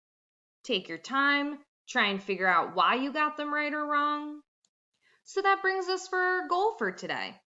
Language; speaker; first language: English; native; English